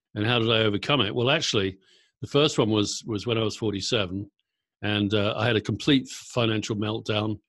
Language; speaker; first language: English; native; English